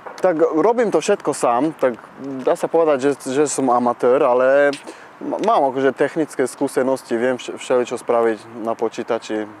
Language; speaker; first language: Slovak; early bilingual, heritage; Slovak